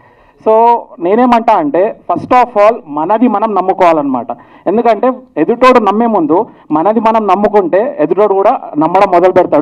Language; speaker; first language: Telugu; native; Telugu